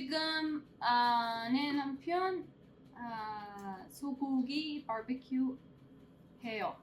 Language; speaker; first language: Korean; non-native, learner; Arabic